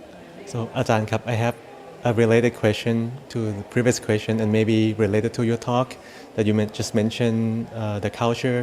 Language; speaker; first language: English; non-native, fluent; Thai